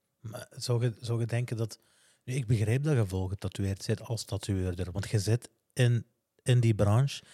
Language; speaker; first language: Dutch; native; Dutch